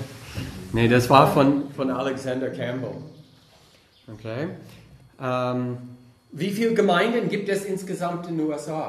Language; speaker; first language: German; non-native, fluent; English